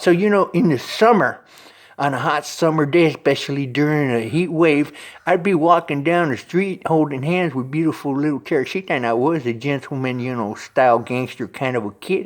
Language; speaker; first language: English; native; English